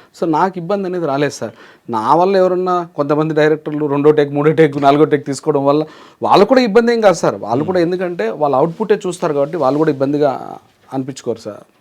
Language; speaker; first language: Telugu; native; Telugu